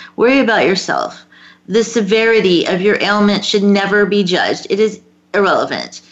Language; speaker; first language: English; native; English